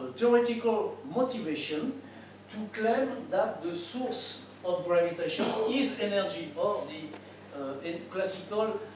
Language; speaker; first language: English; non-native, fluent; French